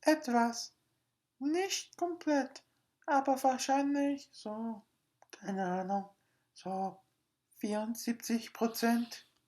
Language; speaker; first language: German; non-native, learner; English